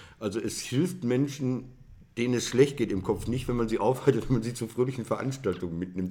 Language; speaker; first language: German; native; German